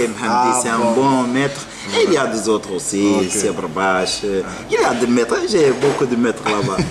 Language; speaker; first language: French; non-native, fluent; Portuguese